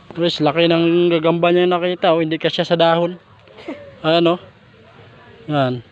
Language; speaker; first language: Filipino; non-native, local second language; Kinaray-a